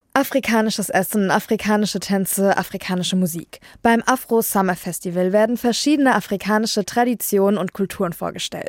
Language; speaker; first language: German; native; German